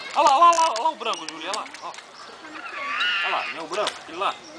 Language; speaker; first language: Portuguese; native; Portuguese